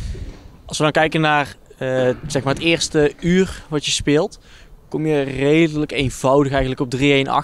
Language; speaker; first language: Dutch; native; Dutch